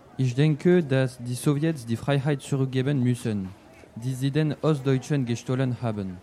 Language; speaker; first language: German; non-native, learner; French